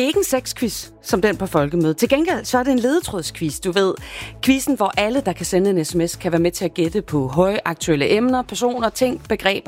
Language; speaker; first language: Danish; native; Danish